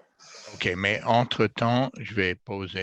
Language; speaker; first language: French; non-native, fluent; English